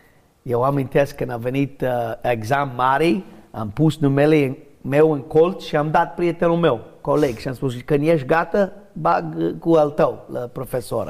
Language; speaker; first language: Romanian; non-native, learner; English